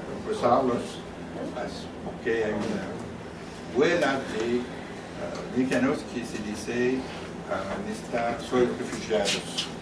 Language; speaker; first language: Spanish; non-native, learner; French